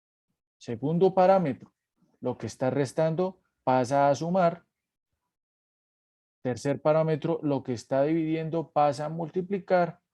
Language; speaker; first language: Spanish; native; Spanish